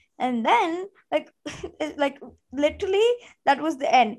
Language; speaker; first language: English; non-native, local second language; Hindi